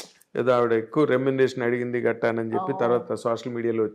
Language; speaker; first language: Telugu; native; Telugu